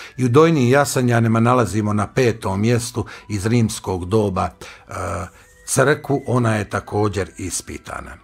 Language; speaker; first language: Croatian; native; Croatian